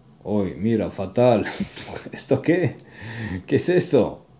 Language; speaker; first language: Spanish; non-native, learner; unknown